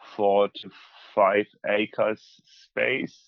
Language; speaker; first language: English; non-native, fluent; German